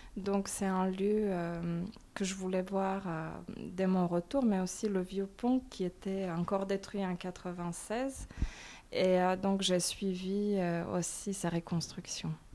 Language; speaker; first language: French; non-native, fluent; Bosnian